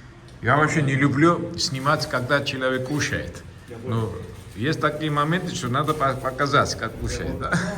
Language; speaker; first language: Russian; non-native, fluent; Georgian